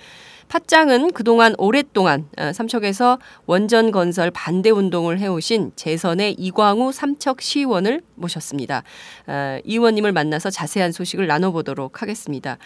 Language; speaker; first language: Korean; native; Korean